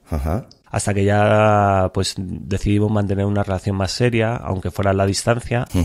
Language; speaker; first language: Spanish; native; Spanish